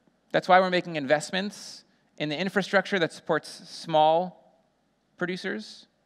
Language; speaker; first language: English; native; English